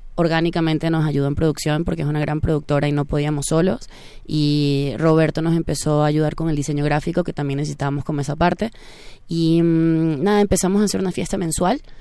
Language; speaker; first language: Spanish; native; Spanish